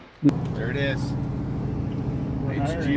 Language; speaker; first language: English; native; English